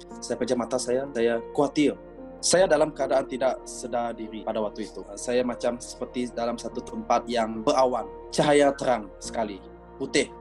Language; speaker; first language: Malay; non-native, local second language; Iban